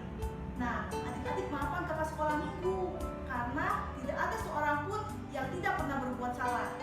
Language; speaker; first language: Indonesian; native; Indonesian